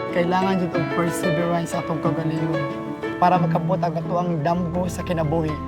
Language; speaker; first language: Cebuano; non-native, local second language; Waray